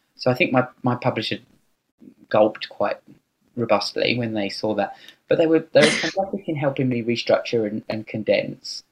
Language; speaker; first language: English; native; English